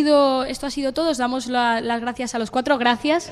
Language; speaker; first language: Spanish; native; Spanish